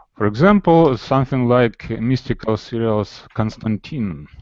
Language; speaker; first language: English; non-native, learner; Russian